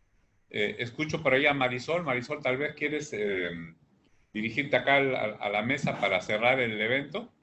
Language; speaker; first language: Spanish; native; Spanish